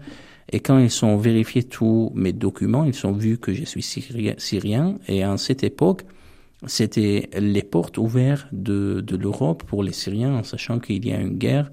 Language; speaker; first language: French; non-native, fluent; Armenian